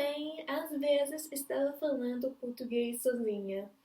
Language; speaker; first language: Portuguese; non-native, learner; English